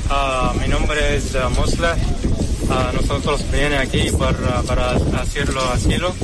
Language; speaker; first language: Spanish; non-native, learner; Arabic